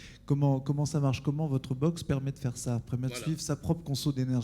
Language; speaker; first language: French; native; French